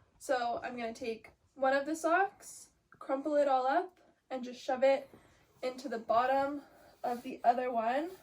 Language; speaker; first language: English; native; English